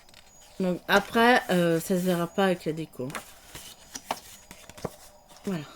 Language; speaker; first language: French; native; French